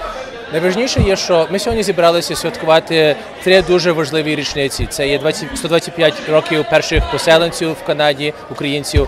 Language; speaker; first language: Ukrainian; early bilingual, heritage; Ukrainian